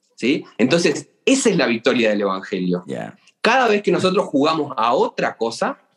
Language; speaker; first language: Spanish; native; Spanish